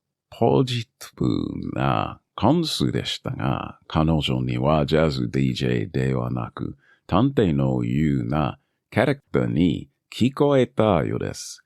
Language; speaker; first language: Japanese; non-native, learner; English